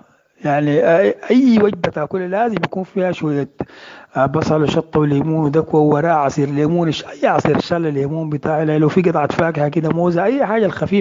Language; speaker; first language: Arabic; native; Arabic